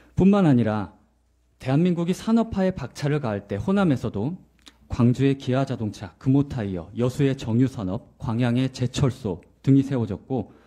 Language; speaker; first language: Korean; native; Korean